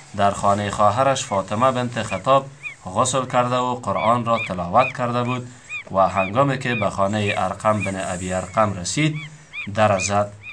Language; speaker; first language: Persian; native; Persian